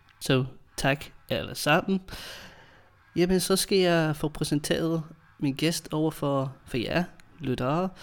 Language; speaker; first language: Danish; non-native, fluent; English